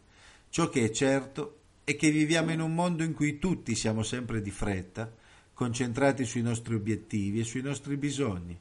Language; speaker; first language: Italian; native; Italian